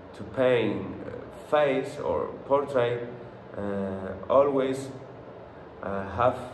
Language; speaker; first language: English; non-native, learner; Spanish